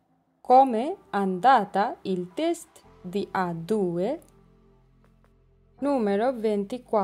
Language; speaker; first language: Italian; non-native, learner; Bangla